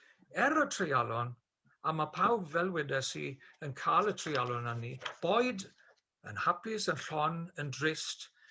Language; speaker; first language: Welsh; native; Welsh